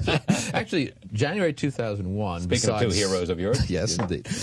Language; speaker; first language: English; native; English